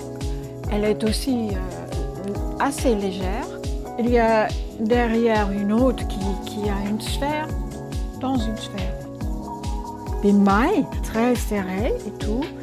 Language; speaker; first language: French; non-native, fluent; English